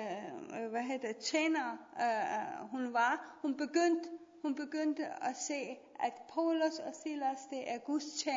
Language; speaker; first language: Danish; non-native, learner; Persian